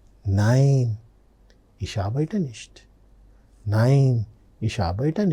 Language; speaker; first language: German; non-native, fluent; Telugu